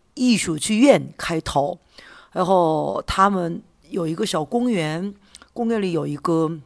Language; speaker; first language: Chinese; non-native, fluent; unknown